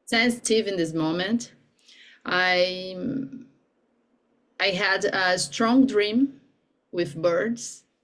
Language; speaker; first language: English; non-native, learner; Portuguese